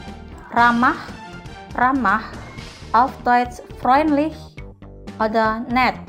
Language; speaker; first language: German; non-native, fluent; Indonesian